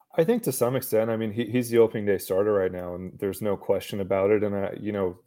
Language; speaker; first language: English; native; English